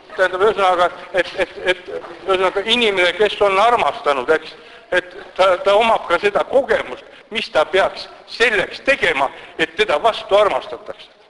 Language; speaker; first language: Estonian; non-native, local second language; Russian